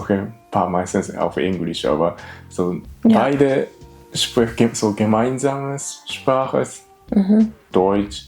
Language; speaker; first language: German; non-native, learner; Japanese